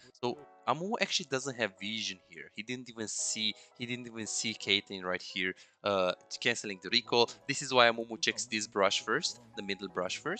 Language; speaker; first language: English; non-native, fluent; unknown